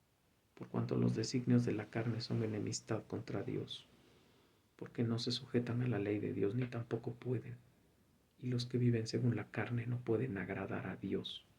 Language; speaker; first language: Spanish; native; Spanish